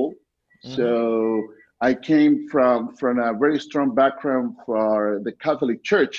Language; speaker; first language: English; non-native, fluent; Spanish